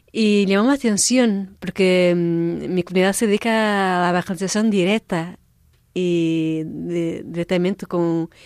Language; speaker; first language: Spanish; non-native, fluent; Portuguese